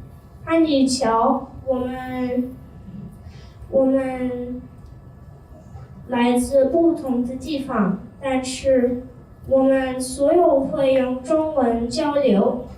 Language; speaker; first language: Chinese; non-native, learner; English